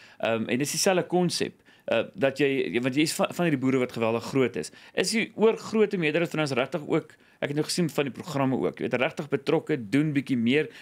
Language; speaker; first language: Afrikaans; native; Afrikaans